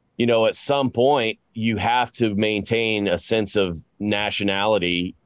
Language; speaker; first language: English; native; English